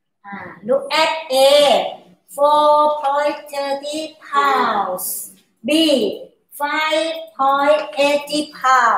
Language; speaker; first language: English; non-native, learner; Thai